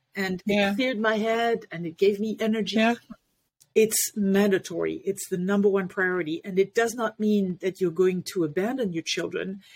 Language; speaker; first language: English; non-native, fluent; French